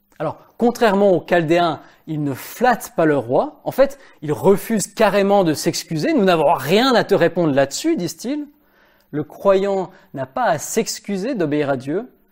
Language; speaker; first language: French; native; French